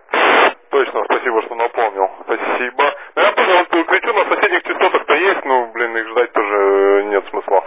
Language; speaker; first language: Russian; native; Russian